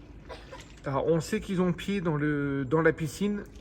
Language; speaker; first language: French; native; French